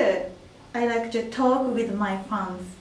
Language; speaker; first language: English; non-native, learner; Japanese